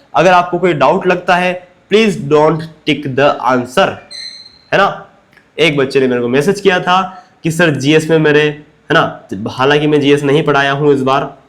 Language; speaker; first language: Hindi; native; Hindi